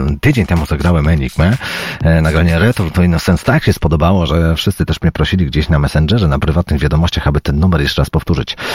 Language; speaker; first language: Polish; native; Polish